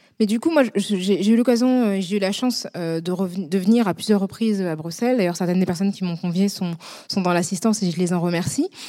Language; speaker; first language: French; native; French